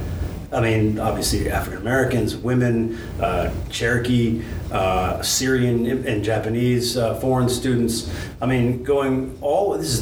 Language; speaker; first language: English; native; English